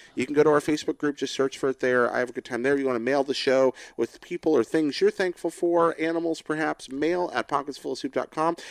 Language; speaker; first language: English; native; English